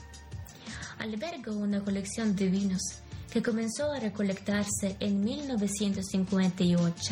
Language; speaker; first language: Spanish; non-native, fluent; Ukrainian